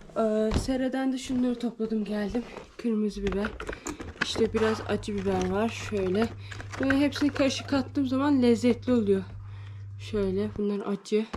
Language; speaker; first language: Turkish; native; Turkish